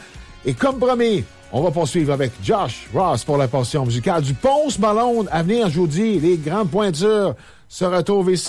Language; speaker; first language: French; native; French